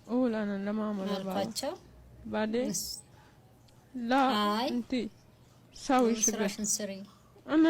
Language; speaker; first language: Arabic; non-native, learner; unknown